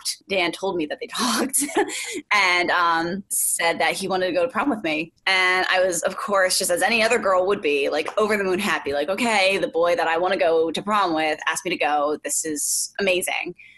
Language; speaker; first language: English; native; English